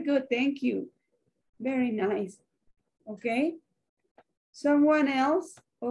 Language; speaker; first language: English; non-native, learner; Spanish